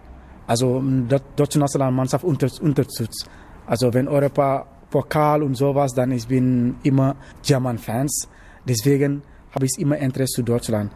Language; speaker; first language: German; non-native, learner; Wolof